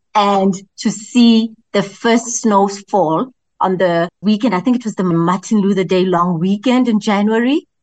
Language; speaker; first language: English; non-native, local second language; Zulu